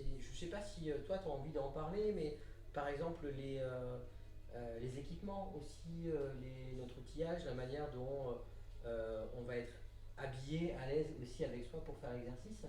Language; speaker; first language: French; native; French